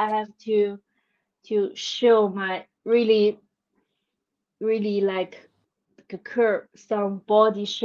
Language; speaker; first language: English; non-native, learner; Chinese